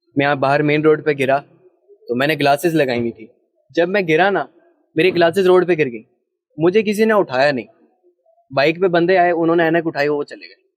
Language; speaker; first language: Urdu; early bilingual, heritage; Urdu